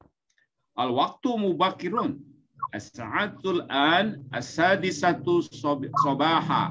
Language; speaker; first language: Arabic; non-native, learner; Indonesian